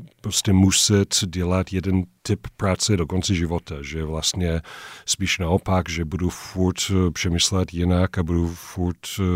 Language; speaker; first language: Czech; non-native, fluent; English